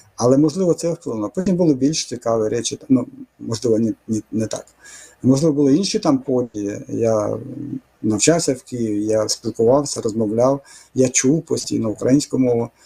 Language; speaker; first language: Ukrainian; non-native, fluent; Russian